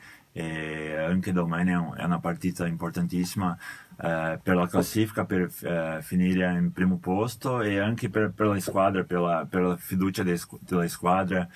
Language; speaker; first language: Italian; non-native, fluent; Portuguese